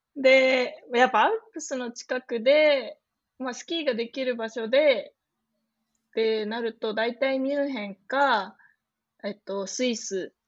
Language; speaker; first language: Japanese; native; Japanese